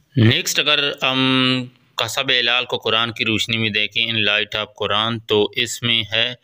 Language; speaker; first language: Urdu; non-native, local second language; Baluchi